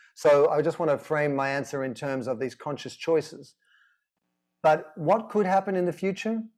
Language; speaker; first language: English; native; English